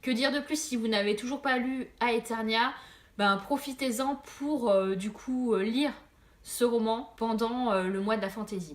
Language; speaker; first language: French; native; French